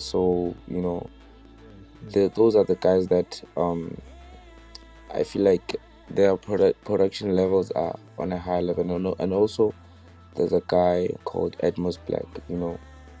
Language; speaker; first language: English; non-native, local second language; Southern Sotho